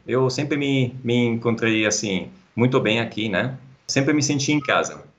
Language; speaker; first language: Portuguese; non-native, fluent; Italian